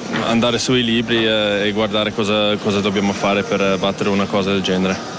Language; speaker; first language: Italian; non-native, local second language; German